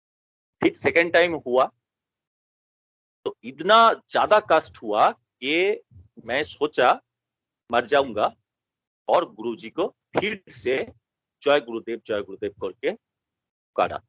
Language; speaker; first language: Hindi; non-native, local second language; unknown